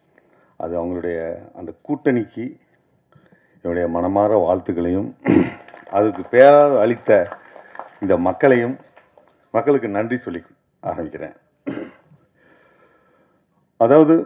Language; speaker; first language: Tamil; native; Tamil